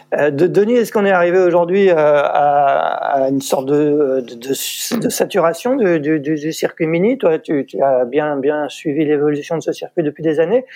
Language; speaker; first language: French; native; French